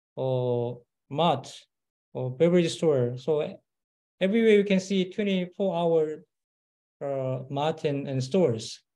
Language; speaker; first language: English; non-native, learner; Korean